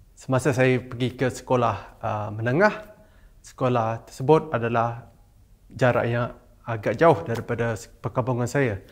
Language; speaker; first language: Malay; non-native, local second language; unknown